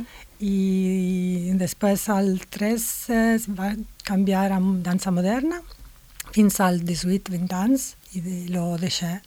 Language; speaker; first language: Catalan; non-native, fluent; Italian